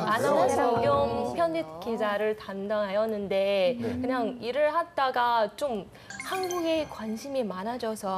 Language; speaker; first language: Korean; non-native, fluent; Chinese